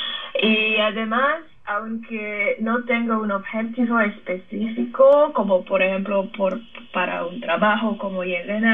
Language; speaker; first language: Spanish; non-native, fluent; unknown